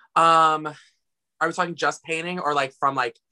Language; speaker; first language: English; native; English